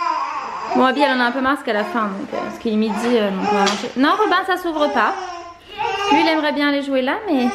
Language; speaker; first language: French; native; French